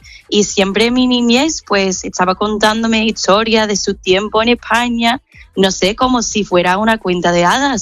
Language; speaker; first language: Spanish; non-native, fluent; English